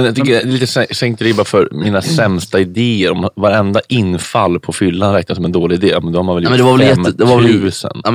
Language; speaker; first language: Swedish; native; Swedish